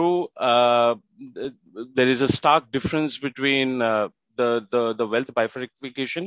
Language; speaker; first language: English; non-native, local second language; Marathi